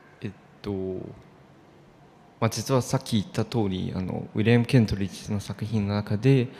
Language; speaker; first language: Japanese; non-native, fluent; Chinese